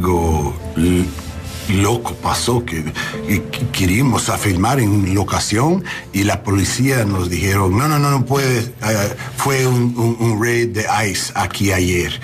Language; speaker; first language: Spanish; non-native, learner; English